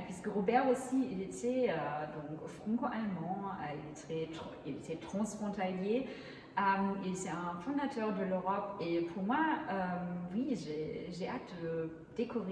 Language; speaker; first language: French; non-native, fluent; German